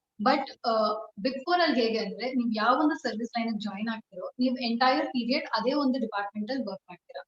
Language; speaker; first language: Kannada; non-native, local second language; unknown